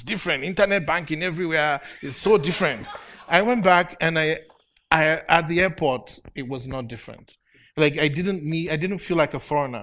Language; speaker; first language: English; native; English